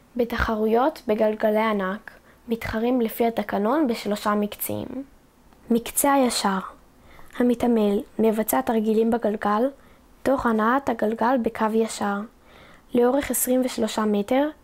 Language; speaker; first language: Hebrew; native; Hebrew